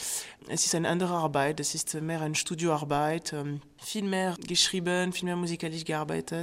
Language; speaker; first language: German; non-native, fluent; French